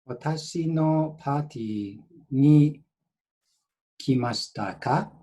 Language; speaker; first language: Japanese; non-native, learner; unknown